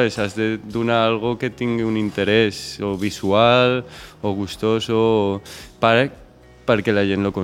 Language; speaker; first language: Catalan; non-native, local second language; Spanish